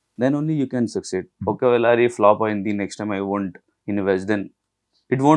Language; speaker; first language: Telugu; non-native, local second language; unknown